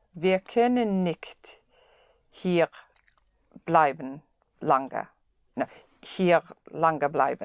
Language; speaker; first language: German; non-native, learner; English